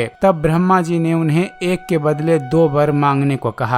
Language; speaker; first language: Hindi; native; Hindi